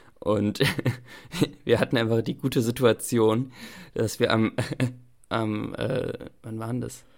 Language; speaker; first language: German; native; German